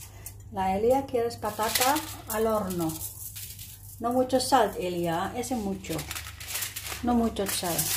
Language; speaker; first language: Spanish; non-native, learner; Indonesian